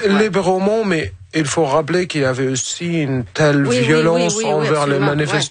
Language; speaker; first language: French; non-native, fluent; Arabic